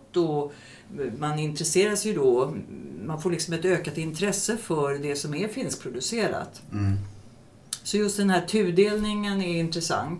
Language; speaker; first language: Swedish; native; Swedish